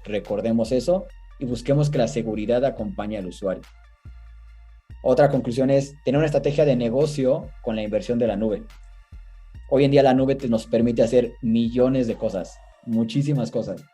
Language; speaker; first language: Spanish; native; Spanish